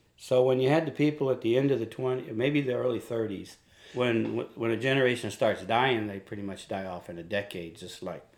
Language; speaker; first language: English; native; English